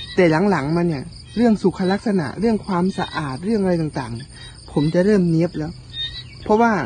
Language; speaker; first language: Thai; native; Thai